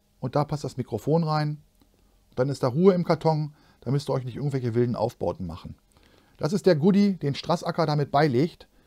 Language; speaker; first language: German; native; German